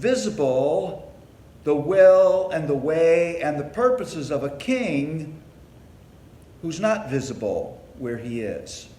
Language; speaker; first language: English; native; English